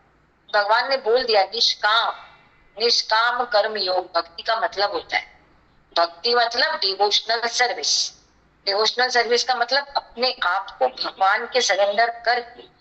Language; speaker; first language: Hindi; native; Hindi